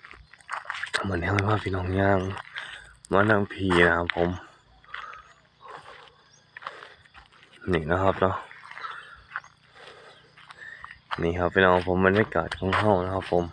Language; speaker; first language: Thai; non-native, local second language; Northeastern Thai